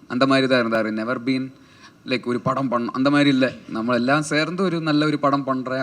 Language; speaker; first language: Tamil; non-native, learner; Malayalam